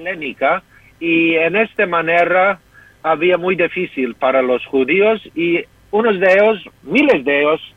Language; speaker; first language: Spanish; non-native, fluent; English